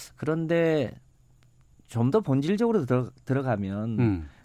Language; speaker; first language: Korean; native; Korean